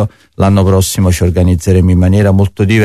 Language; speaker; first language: Italian; native; Italian